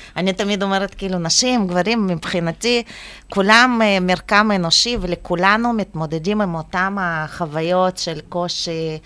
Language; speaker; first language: Hebrew; non-native, fluent; Russian